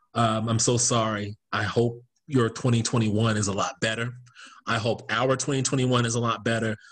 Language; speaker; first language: English; native; English